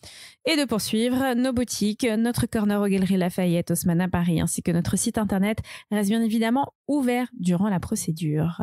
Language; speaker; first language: French; native; French